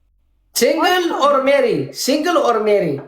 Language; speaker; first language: English; non-native, learner; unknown